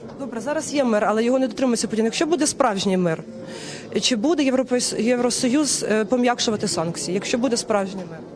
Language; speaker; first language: Ukrainian; native; Ukrainian